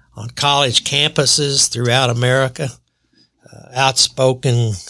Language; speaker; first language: English; native; English